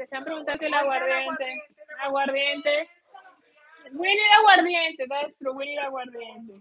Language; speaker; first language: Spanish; native; Spanish